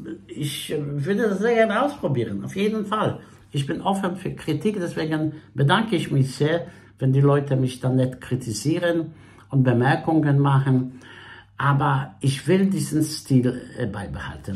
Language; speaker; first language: German; non-native, fluent; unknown